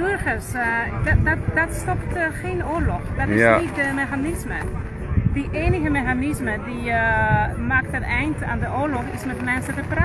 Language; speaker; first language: Dutch; non-native, fluent; Polish